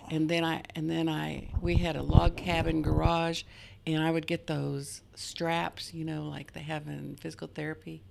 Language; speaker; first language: English; native; English